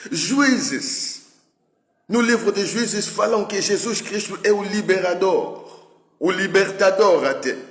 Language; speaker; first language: Portuguese; non-native, fluent; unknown